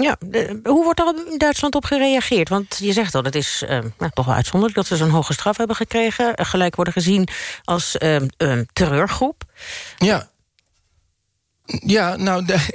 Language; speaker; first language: Dutch; native; Dutch